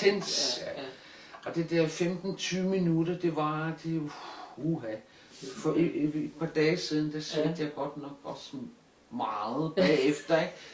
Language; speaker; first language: Danish; non-native, local second language; Kalaallisut